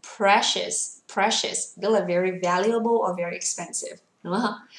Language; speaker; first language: English; non-native, fluent; Vietnamese